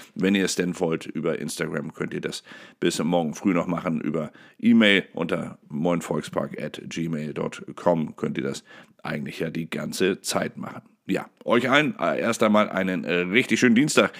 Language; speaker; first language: German; native; German